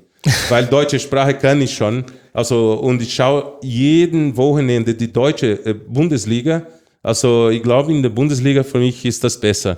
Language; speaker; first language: German; non-native, fluent; Portuguese